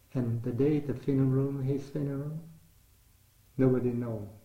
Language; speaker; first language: English; non-native, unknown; Vietnamese